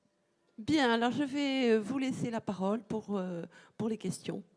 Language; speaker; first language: French; native; French